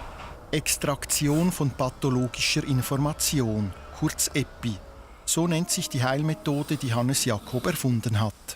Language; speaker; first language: German; native; German